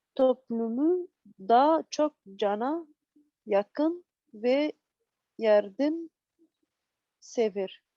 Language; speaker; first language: Turkish; non-native, learner; Arabic